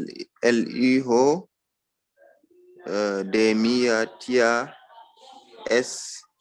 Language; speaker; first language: Spanish; non-native, learner; French